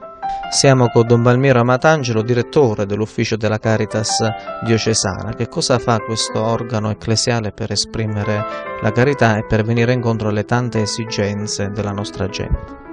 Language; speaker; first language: Italian; native; Italian